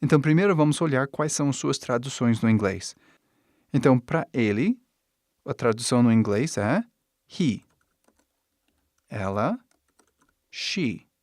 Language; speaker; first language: Portuguese; non-native, fluent; English